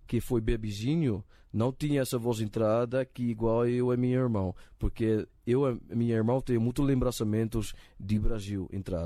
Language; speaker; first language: Portuguese; non-native, learner; Dutch